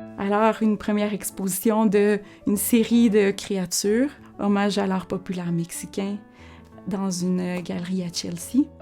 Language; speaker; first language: French; early bilingual, other home language; Spanish